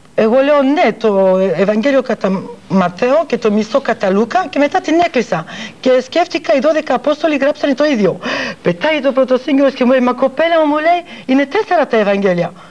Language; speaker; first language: Greek; early bilingual, heritage; Greek